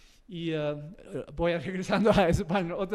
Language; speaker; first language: Spanish; non-native, learner; Korean